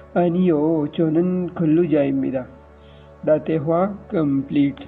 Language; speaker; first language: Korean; non-native, fluent; Pashto